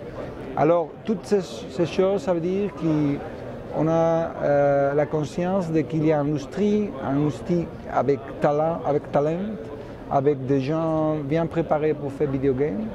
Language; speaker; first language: French; non-native, fluent; Spanish